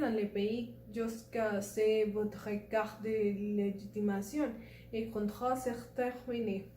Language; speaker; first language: French; non-native, learner; Spanish